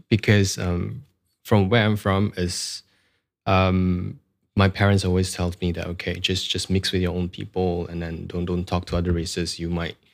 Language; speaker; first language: English; non-native, local second language; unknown